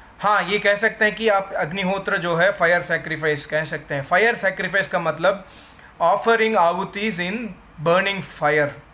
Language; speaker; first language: Hindi; non-native, local second language; Tamil